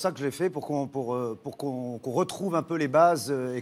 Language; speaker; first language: French; native; French